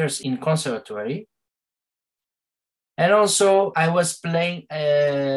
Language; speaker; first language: English; non-native, learner; Turkish